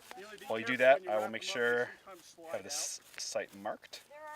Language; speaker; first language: English; native; English